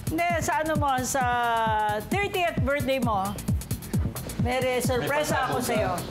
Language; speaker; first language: Filipino; native; Filipino